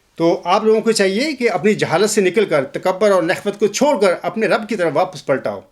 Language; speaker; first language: Urdu; non-native, local second language; Punjabi